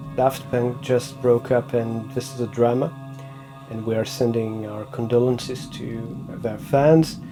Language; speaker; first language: English; non-native, fluent; French